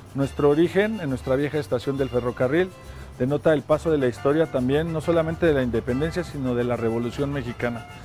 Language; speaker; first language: Spanish; native; Spanish